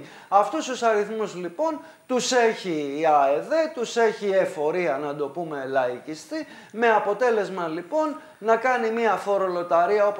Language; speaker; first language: Greek; native; Greek